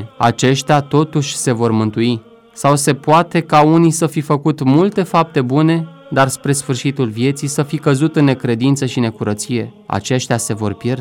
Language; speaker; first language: Romanian; native; Romanian